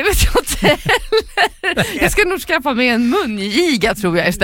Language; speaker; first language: Swedish; native; Swedish